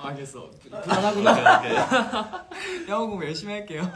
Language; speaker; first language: Korean; native; Korean